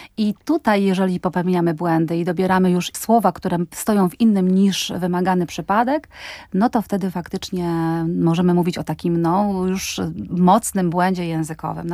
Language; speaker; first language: Polish; native; Polish